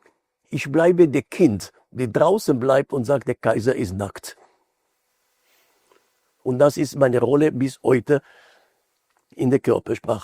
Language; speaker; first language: German; non-native, fluent; Hebrew